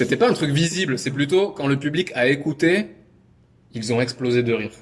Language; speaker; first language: French; native; French